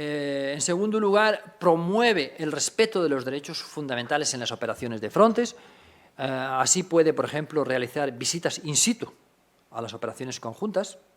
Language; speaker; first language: Spanish; native; Spanish